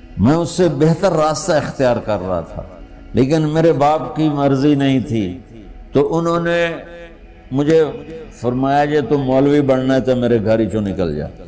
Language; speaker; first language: Urdu; non-native, local second language; Punjabi